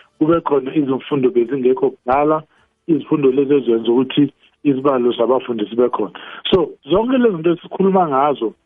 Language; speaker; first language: Zulu; non-native, local second language; South Ndebele